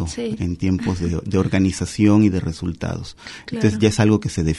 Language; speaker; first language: Spanish; native; Spanish